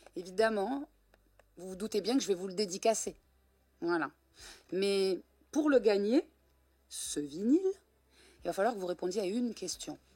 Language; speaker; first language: French; native; French